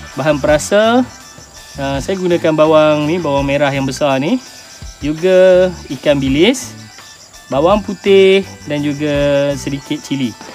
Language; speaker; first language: Malay; non-native, local second language; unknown